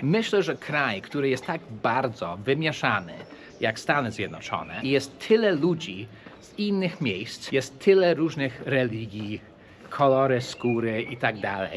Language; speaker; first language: Polish; early bilingual, heritage; English